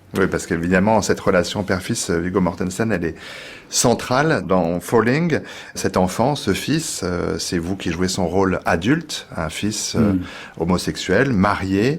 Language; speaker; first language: French; native; French